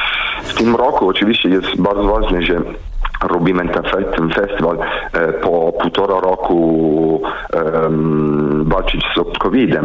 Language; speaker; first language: Polish; non-native, learner; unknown